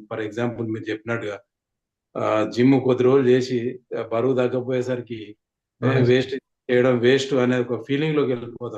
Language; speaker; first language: Telugu; native; Telugu